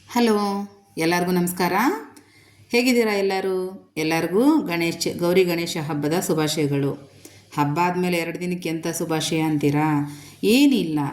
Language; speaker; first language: Kannada; non-native, local second language; Telugu